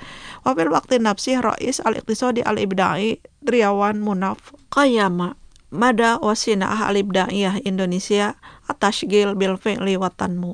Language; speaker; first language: Arabic; non-native, fluent; Indonesian